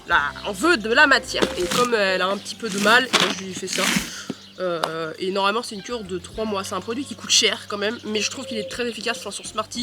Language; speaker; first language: French; native; French